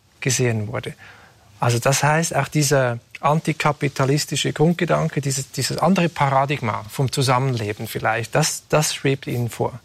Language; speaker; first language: German; native; German